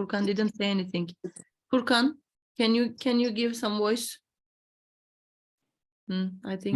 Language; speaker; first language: English; non-native, fluent; Turkish